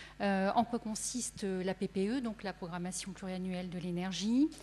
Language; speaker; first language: French; native; French